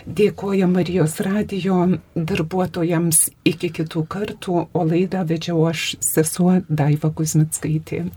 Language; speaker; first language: Lithuanian; native; Lithuanian